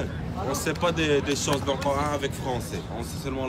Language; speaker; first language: French; non-native, learner; Arabic